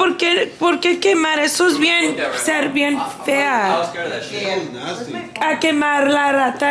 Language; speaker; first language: Spanish; early bilingual, heritage; Spanish